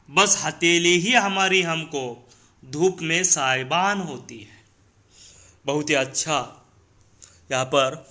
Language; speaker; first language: Hindi; non-native, local second language; Marathi